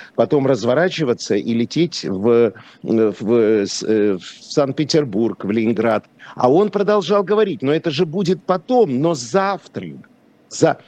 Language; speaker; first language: Russian; non-native, local second language; Polish